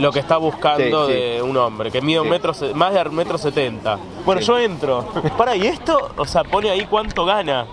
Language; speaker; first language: Spanish; native; Spanish